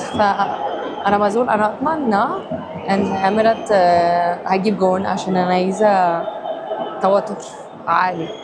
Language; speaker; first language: Egyptian Arabic; non-native, fluent; English